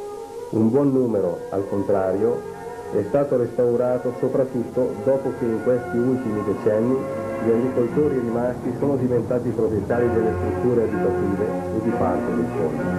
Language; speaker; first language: Italian; native; Italian